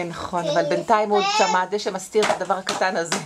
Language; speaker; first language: Hebrew; native; Hebrew